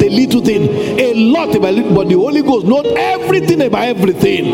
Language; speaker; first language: English; non-native, local second language; Yoruba